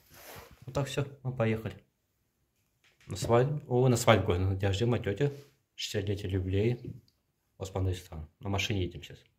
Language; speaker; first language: Russian; non-native, local second language; Azerbaijani